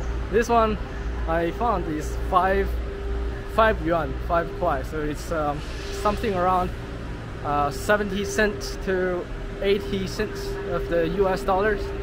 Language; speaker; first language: English; non-native, fluent; Chinese